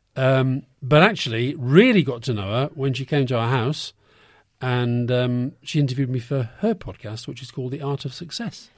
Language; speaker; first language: English; native; English